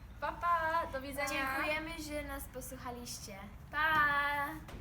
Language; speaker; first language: Polish; early bilingual, heritage; Polish